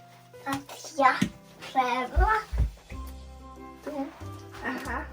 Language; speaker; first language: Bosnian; early bilingual, heritage; Serbian